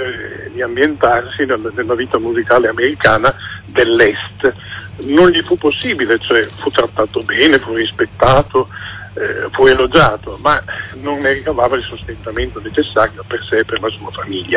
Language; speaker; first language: Italian; native; Italian